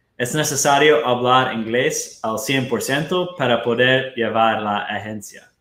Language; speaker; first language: Spanish; non-native, fluent; Portuguese